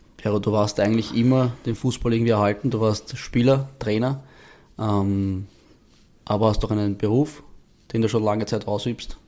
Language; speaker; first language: German; native; German